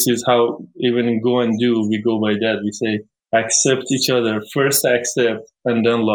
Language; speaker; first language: English; non-native, fluent; Persian